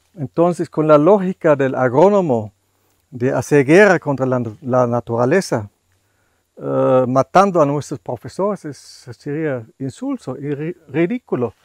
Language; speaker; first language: Spanish; non-native, fluent; German